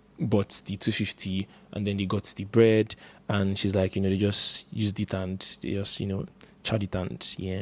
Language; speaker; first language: English; non-native, local second language; Igbo